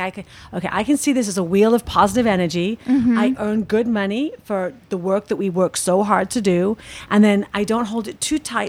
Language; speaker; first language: English; native; English